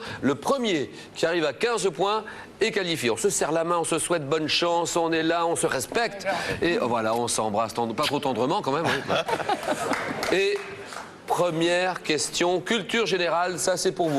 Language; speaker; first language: French; native; French